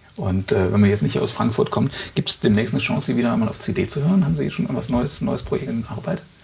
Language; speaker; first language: German; native; German